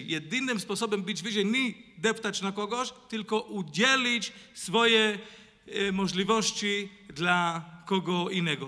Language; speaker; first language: Polish; non-native, learner; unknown